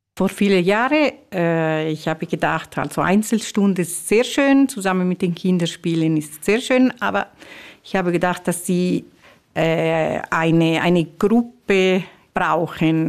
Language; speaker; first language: German; non-native, fluent; Italian